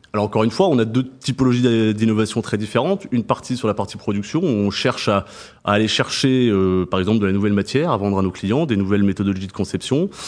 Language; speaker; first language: French; native; French